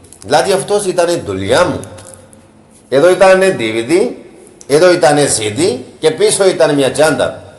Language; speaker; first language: Greek; non-native, learner; Punjabi